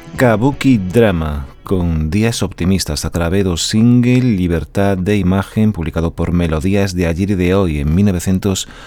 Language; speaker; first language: Spanish; non-native, local second language; Galician